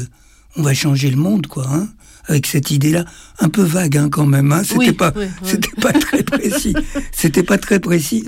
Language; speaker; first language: French; native; French